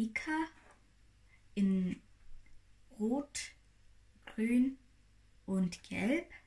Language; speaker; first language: German; non-native, learner; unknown